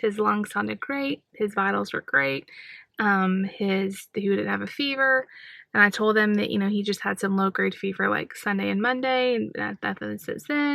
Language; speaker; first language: English; native; English